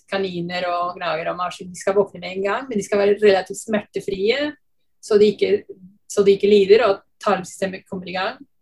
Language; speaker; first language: Norwegian; non-native, fluent; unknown